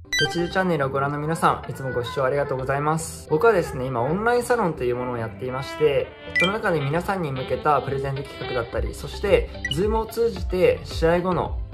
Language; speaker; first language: Japanese; native; Japanese